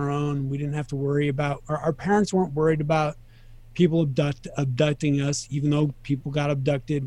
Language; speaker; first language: English; native; English